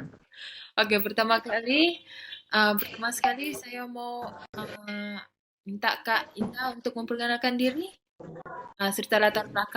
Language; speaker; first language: Malay; native; Malay